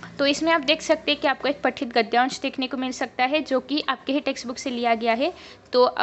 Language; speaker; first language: Hindi; non-native, local second language; Marathi